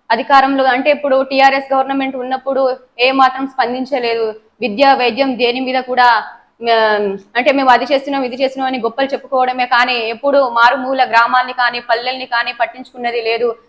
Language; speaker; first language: Telugu; non-native, local second language; Lambadi